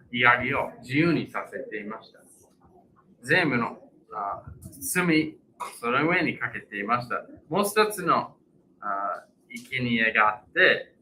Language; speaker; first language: Japanese; non-native, fluent; English